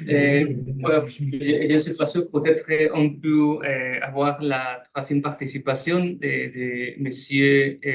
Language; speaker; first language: French; non-native, fluent; Spanish